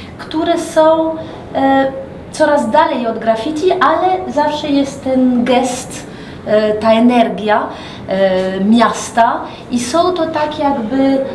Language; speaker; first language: Polish; early bilingual, heritage; French